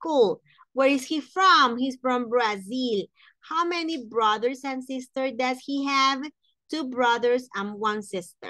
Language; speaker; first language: English; non-native, fluent; Spanish